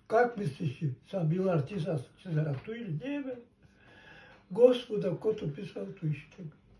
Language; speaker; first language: Bulgarian; non-native, local second language; Turkish